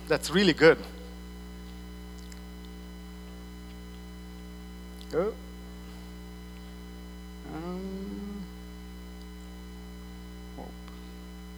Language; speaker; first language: English; non-native, fluent; German